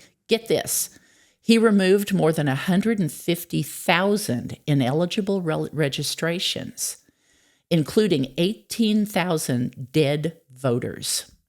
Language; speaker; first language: English; native; English